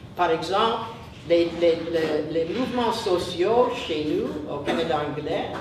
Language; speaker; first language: French; non-native, learner; English